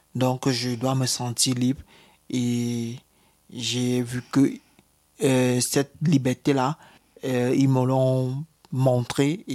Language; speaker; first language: French; native; French